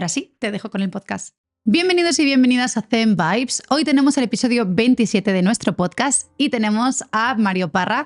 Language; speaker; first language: Spanish; native; Spanish